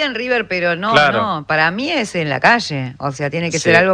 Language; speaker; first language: Spanish; native; Spanish